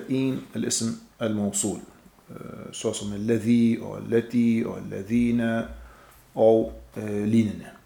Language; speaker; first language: Danish; non-native, fluent; Arabic